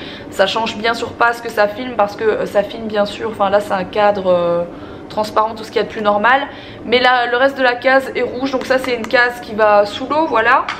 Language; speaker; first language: French; native; French